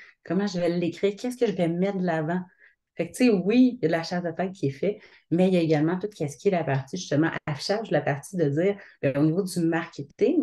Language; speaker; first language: French; native; French